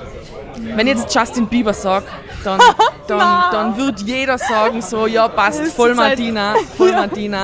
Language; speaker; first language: German; native; German